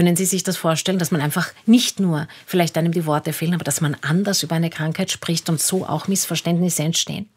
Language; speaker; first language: German; native; German